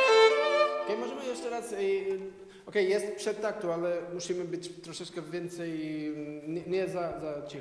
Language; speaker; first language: Polish; non-native, learner; Portuguese